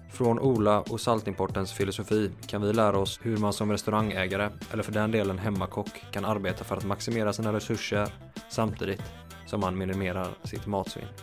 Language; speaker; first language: Swedish; native; Swedish